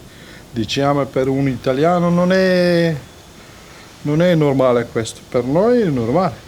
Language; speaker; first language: Italian; non-native, learner; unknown